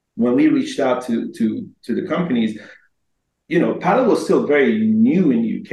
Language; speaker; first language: English; non-native, fluent; Persian